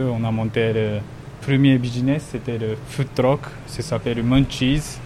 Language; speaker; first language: French; non-native, fluent; Japanese